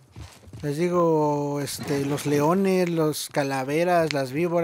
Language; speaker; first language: Spanish; native; Spanish